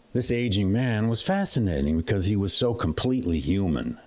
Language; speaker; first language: English; native; English